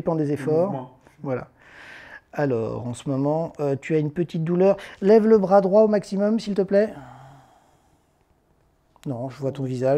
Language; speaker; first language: French; native; French